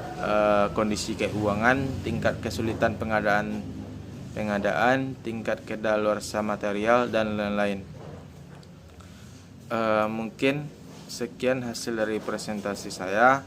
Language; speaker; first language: Indonesian; native; Indonesian